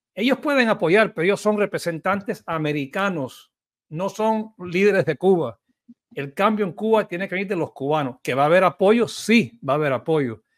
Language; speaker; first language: Spanish; early bilingual, heritage; Spanish